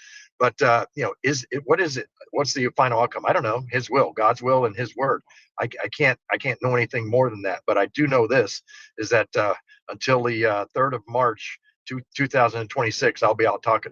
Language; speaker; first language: English; native; English